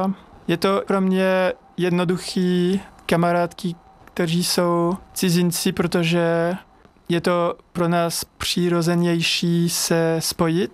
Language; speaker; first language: Czech; non-native, fluent; French